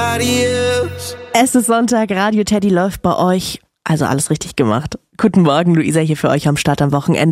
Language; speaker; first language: German; native; German